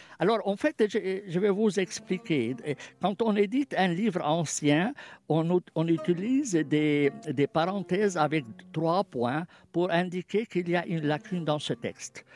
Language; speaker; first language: French; non-native, fluent; Arabic